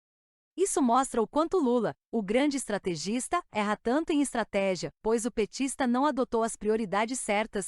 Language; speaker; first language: Portuguese; native; Portuguese